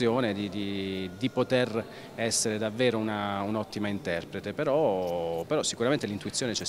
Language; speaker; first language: Italian; native; Italian